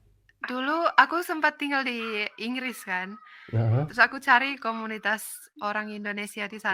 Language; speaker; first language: Indonesian; non-native, fluent; Finnish